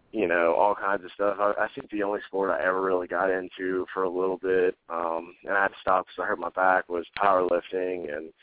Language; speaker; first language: English; native; English